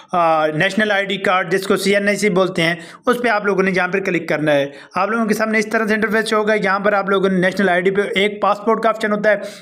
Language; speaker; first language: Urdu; non-native, local second language; Punjabi